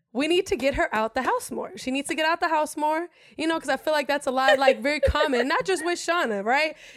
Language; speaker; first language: English; non-native, fluent; German